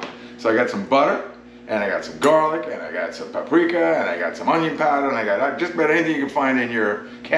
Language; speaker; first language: English; native; English